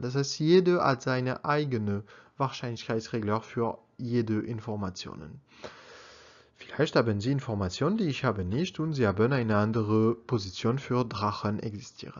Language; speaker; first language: German; non-native, learner; French